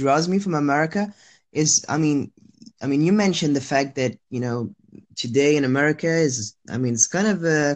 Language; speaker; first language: English; non-native, fluent; French